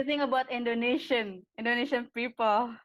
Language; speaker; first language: English; non-native, fluent; Indonesian